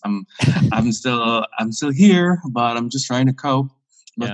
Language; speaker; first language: English; non-native, local second language; Filipino